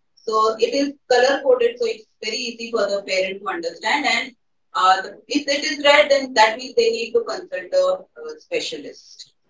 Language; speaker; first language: English; non-native, local second language; Marathi